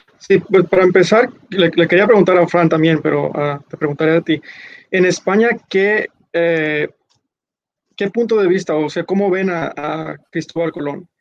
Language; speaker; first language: Spanish; early bilingual, heritage; Spanish